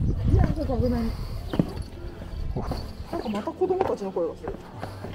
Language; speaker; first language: Japanese; native; Japanese